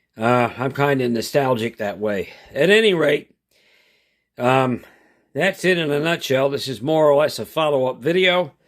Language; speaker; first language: English; native; English